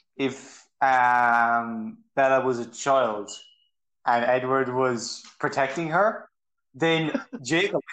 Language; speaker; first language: English; native; English